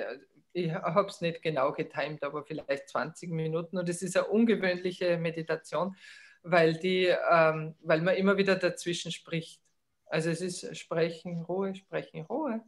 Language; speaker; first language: German; native; German